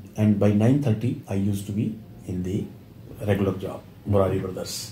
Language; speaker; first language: English; non-native, local second language; Punjabi